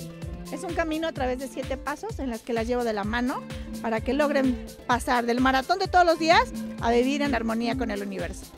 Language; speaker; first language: Spanish; native; Spanish